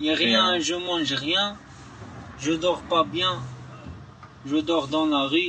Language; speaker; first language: French; non-native, learner; Arabic